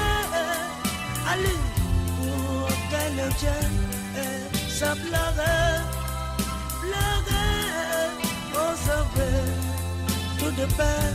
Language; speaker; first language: French; early bilingual, other home language; Khmer